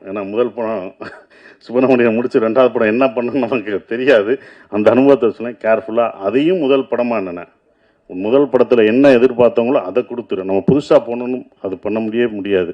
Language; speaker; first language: Tamil; native; Tamil